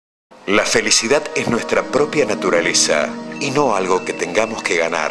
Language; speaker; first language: Spanish; native; Spanish